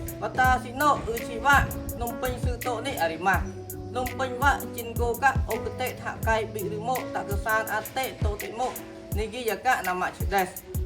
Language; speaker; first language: Japanese; non-native, learner; Khmer